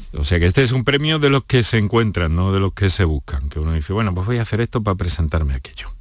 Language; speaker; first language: Spanish; native; Spanish